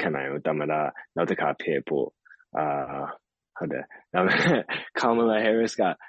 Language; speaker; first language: Burmese; early bilingual, heritage; Burmese